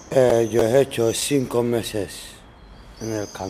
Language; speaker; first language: Spanish; non-native, learner; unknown